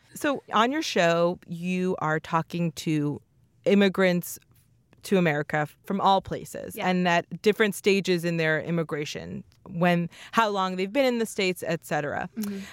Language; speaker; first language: English; native; English